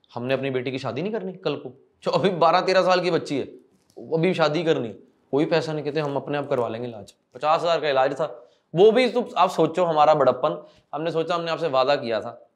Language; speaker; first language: Hindi; non-native, local second language; Punjabi